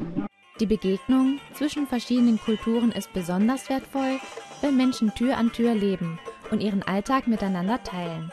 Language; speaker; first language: German; native; German